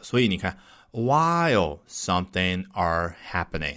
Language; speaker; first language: English; non-native, fluent; Chinese